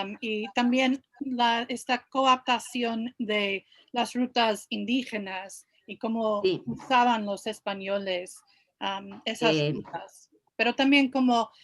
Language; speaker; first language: Spanish; non-native, fluent; English